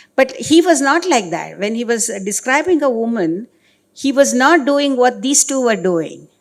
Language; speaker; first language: English; non-native, local second language; Kannada